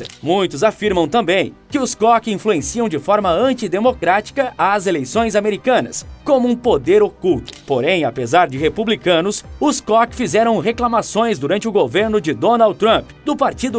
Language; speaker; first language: Portuguese; native; Portuguese